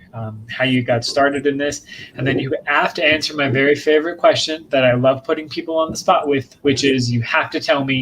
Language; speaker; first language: English; native; English